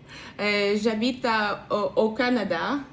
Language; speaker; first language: French; non-native, learner; Russian